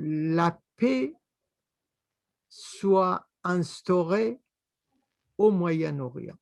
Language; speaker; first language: French; non-native, fluent; Persian